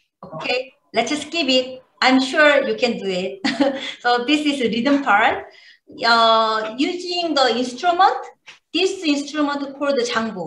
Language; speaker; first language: English; non-native, learner; Korean